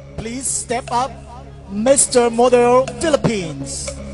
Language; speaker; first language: English; non-native, fluent; Thai